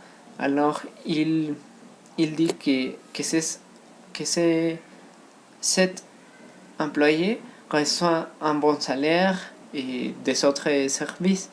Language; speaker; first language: French; non-native, learner; Spanish